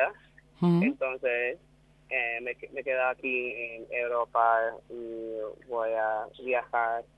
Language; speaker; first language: Spanish; non-native, learner; English